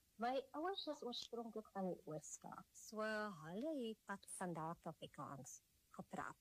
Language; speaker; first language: Afrikaans; native; Afrikaans